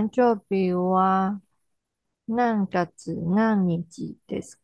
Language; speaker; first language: Japanese; non-native, learner; Chinese